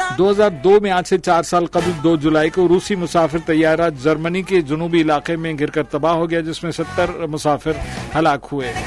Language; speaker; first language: Urdu; native; Urdu